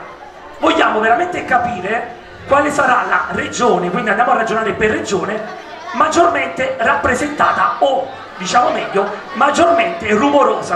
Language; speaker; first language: Italian; native; Italian